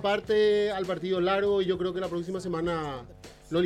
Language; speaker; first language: Spanish; native; Spanish